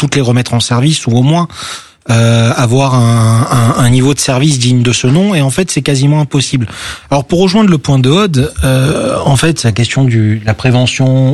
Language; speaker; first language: French; native; French